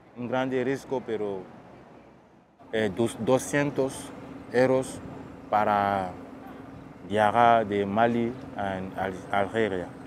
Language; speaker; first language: Spanish; non-native, learner; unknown